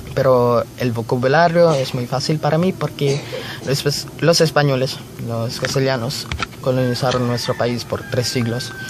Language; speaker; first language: Spanish; non-native, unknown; Filipino